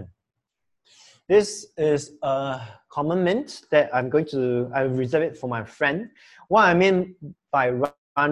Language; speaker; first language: English; non-native, local second language; Chinese